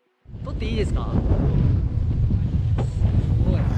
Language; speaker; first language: Japanese; native; Japanese